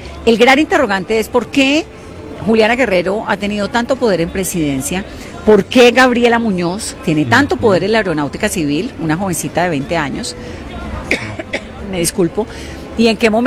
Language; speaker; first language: Spanish; native; Spanish